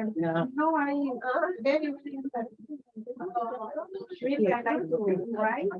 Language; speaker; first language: English; non-native, learner; Spanish